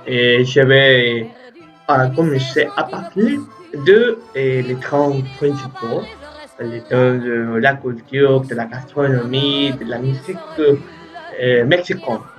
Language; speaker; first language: French; non-native, learner; Spanish